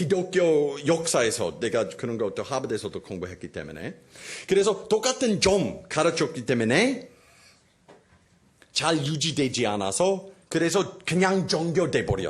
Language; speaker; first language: Korean; non-native, fluent; English